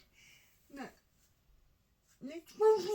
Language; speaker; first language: French; non-native, learner; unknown